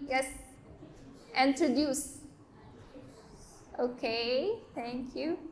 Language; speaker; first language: English; non-native, learner; Arabic